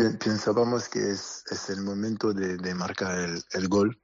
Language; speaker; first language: Spanish; non-native, learner; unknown